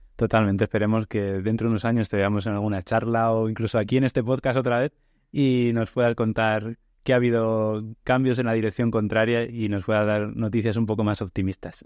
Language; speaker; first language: Spanish; native; Spanish